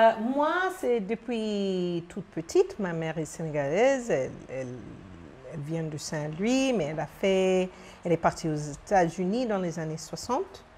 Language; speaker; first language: French; non-native, fluent; English